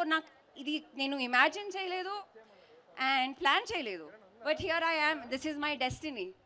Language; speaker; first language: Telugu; non-native, learner; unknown